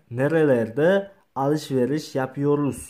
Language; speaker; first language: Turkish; non-native, learner; Uzbek